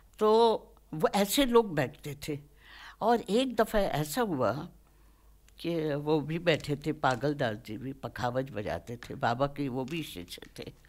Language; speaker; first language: Hindi; native; Hindi